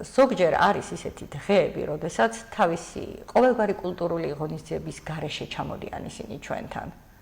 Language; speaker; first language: Georgian; native; Georgian